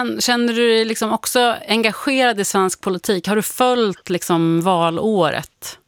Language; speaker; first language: Swedish; native; Swedish